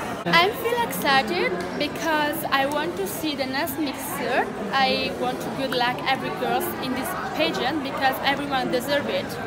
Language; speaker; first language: English; non-native, learner; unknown